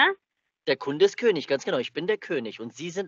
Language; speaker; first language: German; native; German